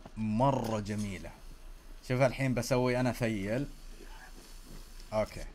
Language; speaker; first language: Arabic; native; Arabic